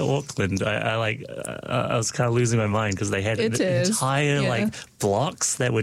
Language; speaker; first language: English; non-native, local second language; Cantonese